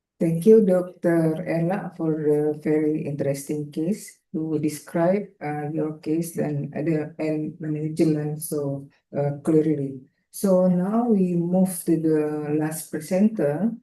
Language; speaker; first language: English; non-native, fluent; Indonesian